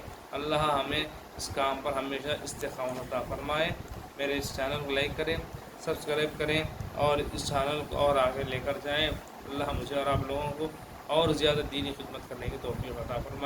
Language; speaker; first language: Urdu; native; Urdu